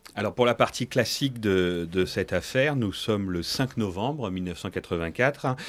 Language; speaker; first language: French; native; French